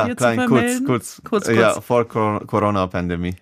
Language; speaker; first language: German; non-native, fluent; Persian